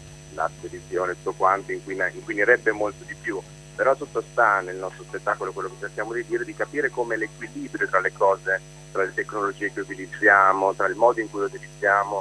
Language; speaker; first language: Italian; native; Italian